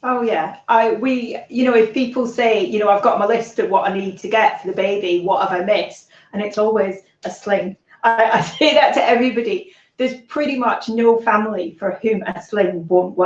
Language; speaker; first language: English; native; English